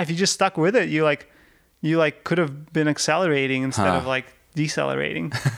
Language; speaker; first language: English; early bilingual, other home language; Russian